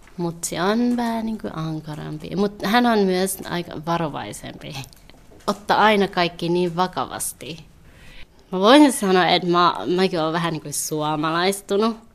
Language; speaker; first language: Finnish; early bilingual, other home language; Vietnamese